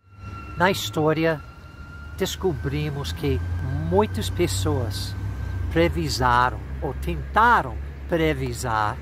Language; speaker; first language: Portuguese; non-native, fluent; English